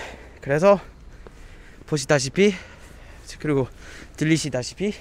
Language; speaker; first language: Korean; non-native, fluent; English